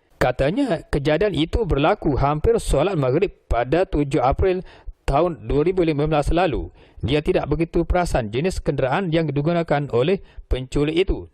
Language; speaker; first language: Malay; native; Malay